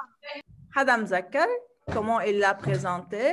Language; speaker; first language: French; non-native, fluent; Arabic